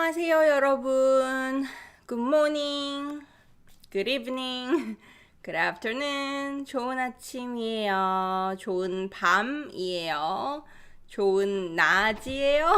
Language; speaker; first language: Korean; native; Korean